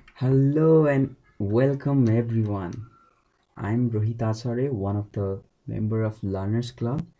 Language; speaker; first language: English; non-native, local second language; Nepali